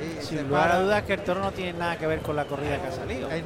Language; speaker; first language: Spanish; native; Spanish